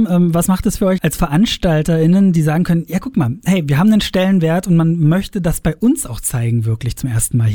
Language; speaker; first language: German; native; German